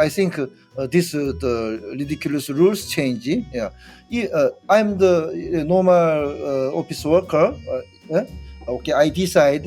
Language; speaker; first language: English; non-native, learner; Korean